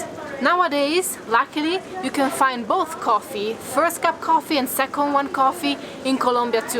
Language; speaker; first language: English; non-native, fluent; Italian